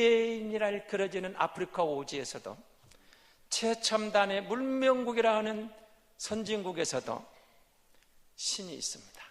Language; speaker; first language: Korean; native; Korean